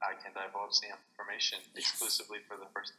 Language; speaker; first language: English; native; English